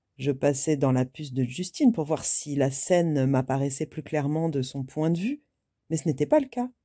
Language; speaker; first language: French; native; French